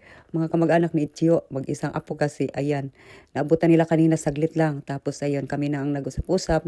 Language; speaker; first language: Filipino; native; Filipino